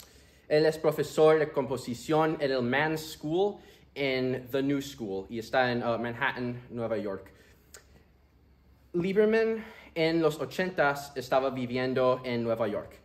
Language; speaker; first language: Spanish; early bilingual, heritage; Spanish